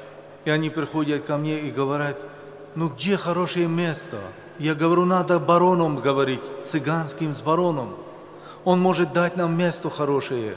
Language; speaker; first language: Russian; non-native, local second language; Romany